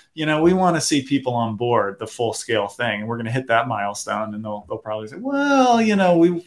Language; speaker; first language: English; native; English